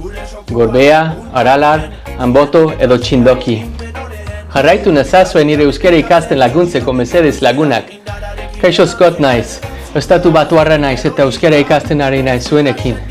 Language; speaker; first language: Basque; non-native, learner; English